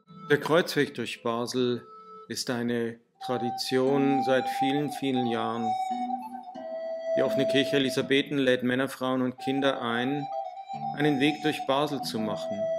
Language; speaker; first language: German; native; German